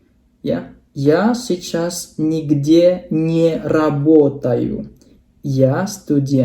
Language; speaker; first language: Russian; non-native, fluent; Indonesian